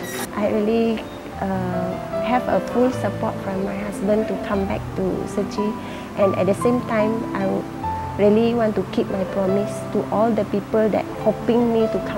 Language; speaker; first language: English; non-native, local second language; Malay